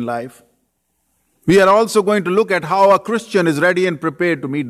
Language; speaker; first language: English; non-native, local second language; Urdu